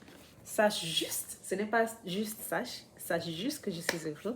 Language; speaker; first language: French; non-native, fluent; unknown